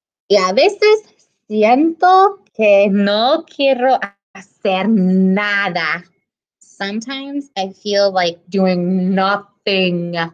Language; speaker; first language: Spanish; non-native, learner; English